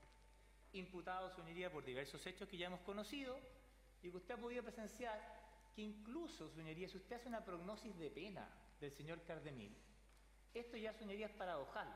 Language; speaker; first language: Spanish; native; Spanish